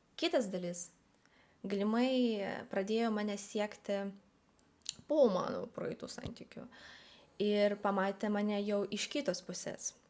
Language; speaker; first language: Lithuanian; early bilingual, other home language; Russian